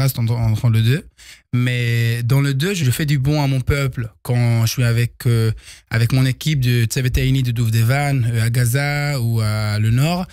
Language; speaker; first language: French; early bilingual, heritage; Hebrew